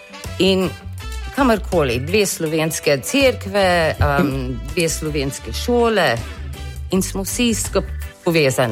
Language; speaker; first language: Slovenian; early bilingual, heritage; Slovenian